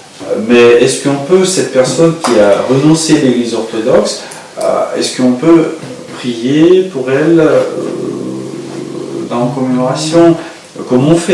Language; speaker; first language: French; non-native, fluent; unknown